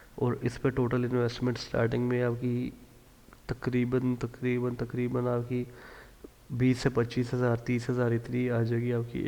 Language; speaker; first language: Urdu; non-native, local second language; Punjabi